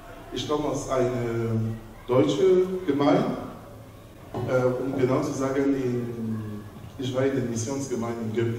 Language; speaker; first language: German; non-native, learner; French